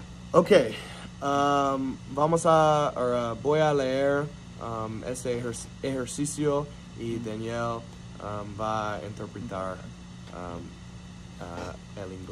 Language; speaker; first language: Spanish; non-native, learner; English